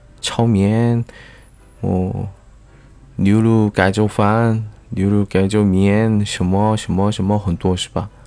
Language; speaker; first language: Chinese; non-native, fluent; Korean